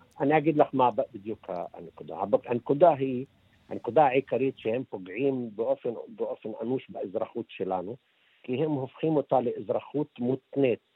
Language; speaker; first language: Hebrew; non-native, local second language; Arabic